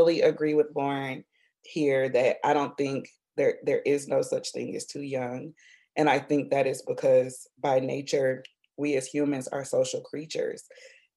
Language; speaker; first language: English; native; English